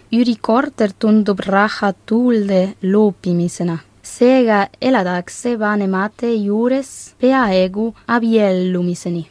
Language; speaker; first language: Estonian; non-native, fluent; Spanish